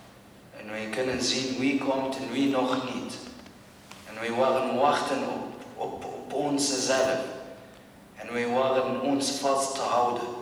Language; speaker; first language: Dutch; non-native, learner; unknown